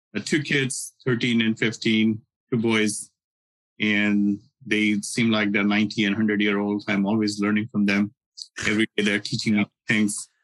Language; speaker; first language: English; non-native, local second language; Hindi